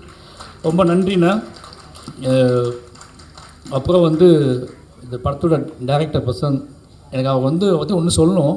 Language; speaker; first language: Tamil; native; Tamil